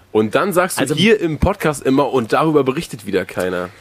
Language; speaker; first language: German; early bilingual, other home language; Spanish